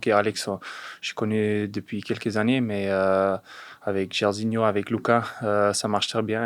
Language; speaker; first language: French; non-native, fluent; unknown